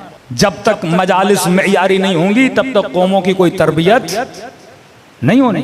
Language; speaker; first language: Urdu; native; Urdu